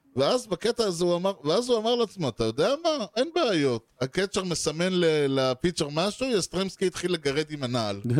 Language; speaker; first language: Hebrew; native; Hebrew